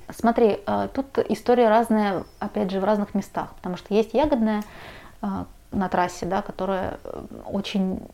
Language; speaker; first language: Russian; native; Russian